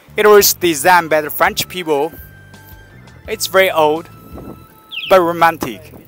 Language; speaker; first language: English; non-native, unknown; Chinese